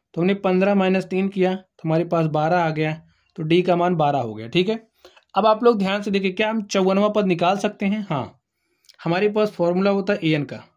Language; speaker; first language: Hindi; native; Hindi